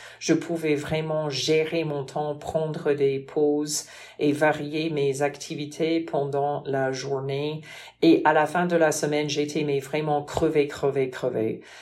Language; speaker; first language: French; non-native, fluent; English